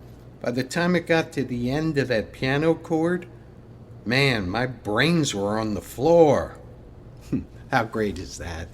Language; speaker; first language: English; native; English